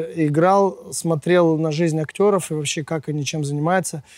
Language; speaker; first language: Russian; native; Russian